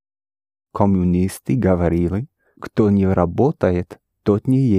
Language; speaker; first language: Russian; non-native, learner; English